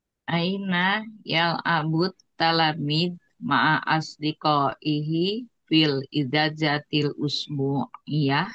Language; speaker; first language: Arabic; non-native, learner; Indonesian